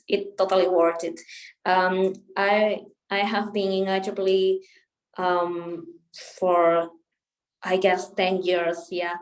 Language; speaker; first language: English; non-native, local second language; Spanish